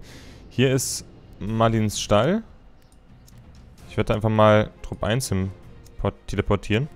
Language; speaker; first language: German; native; German